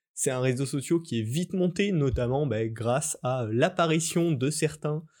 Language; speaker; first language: French; native; French